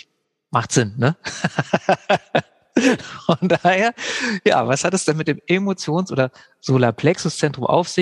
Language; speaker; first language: German; native; German